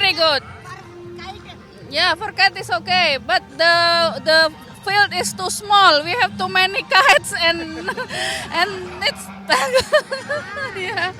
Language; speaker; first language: English; non-native, learner; Polish